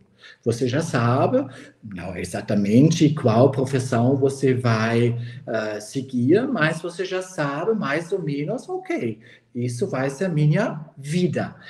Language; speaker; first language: Portuguese; non-native, fluent; German